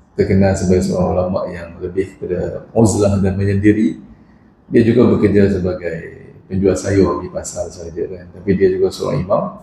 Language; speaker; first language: Malay; native; Malay